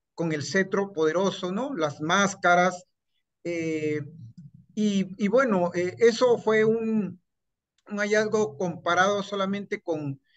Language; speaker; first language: Spanish; native; Spanish